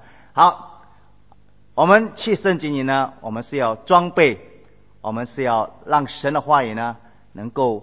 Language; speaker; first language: Chinese; native; Chinese